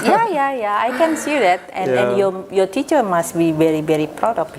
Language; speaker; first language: English; non-native, fluent; Indonesian